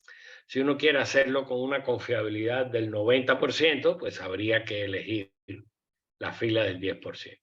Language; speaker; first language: Spanish; native; Spanish